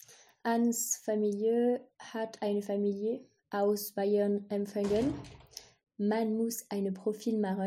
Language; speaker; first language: German; non-native, learner; French